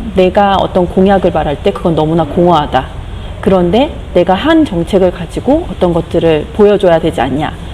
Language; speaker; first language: Korean; native; Korean